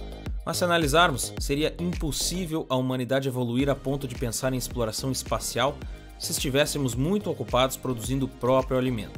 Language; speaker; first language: Portuguese; native; Portuguese